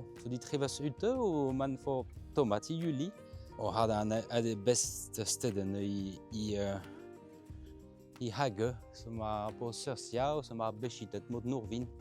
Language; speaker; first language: Norwegian; non-native, fluent; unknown